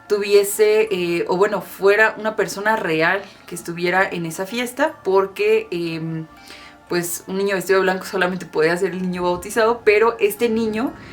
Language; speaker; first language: Spanish; native; Spanish